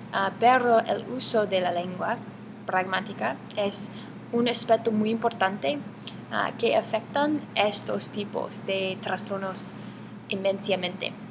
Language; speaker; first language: Spanish; non-native, learner; English